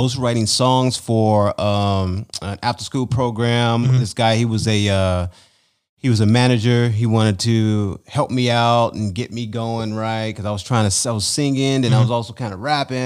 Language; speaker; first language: English; native; English